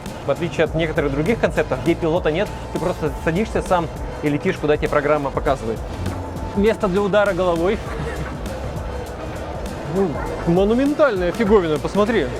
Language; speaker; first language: Russian; native; Russian